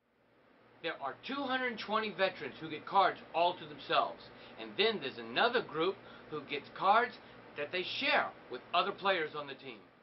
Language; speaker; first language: English; native; English